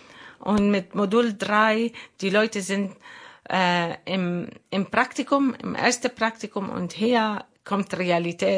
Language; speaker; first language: German; non-native, fluent; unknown